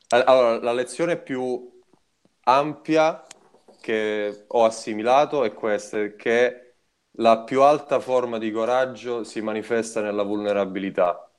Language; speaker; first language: Italian; native; Italian